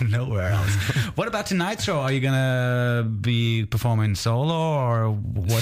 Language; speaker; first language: English; non-native, fluent; German